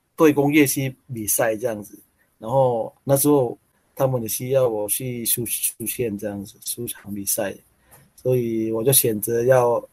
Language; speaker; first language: Chinese; non-native, learner; Thai